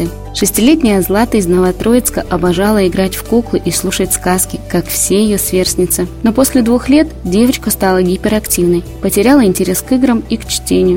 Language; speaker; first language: Russian; native; Russian